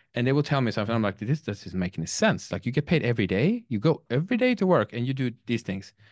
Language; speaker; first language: English; non-native, fluent; Swedish